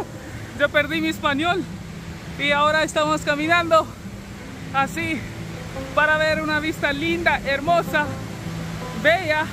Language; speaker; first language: Spanish; non-native, learner; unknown